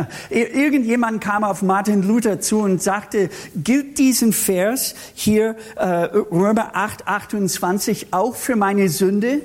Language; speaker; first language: German; non-native, fluent; English